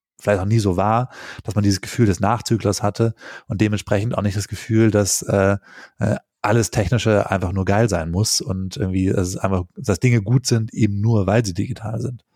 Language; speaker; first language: German; native; German